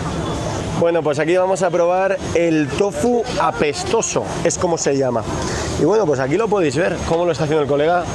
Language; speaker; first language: Spanish; native; Spanish